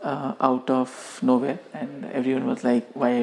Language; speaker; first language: English; non-native, local second language; Hindi